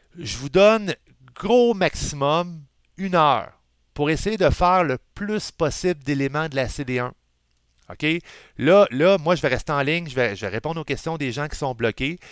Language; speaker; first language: French; native; French